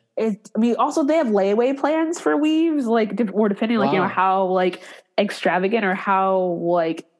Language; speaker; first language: English; native; English